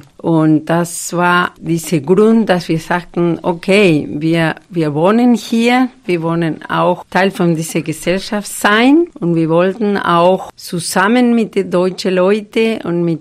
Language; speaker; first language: German; non-native, fluent; Spanish